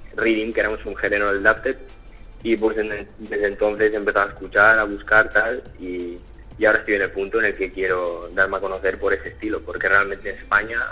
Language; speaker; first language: Spanish; early bilingual, other home language; French